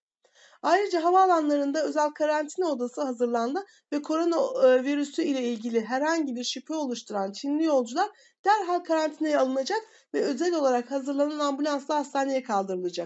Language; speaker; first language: Turkish; native; Turkish